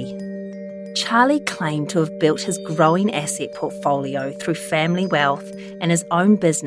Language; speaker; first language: English; native; English